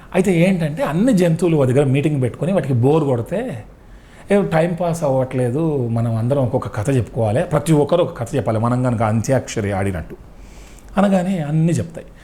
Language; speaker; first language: Telugu; native; Telugu